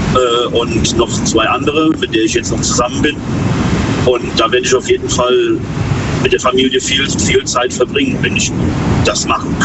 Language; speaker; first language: German; native; German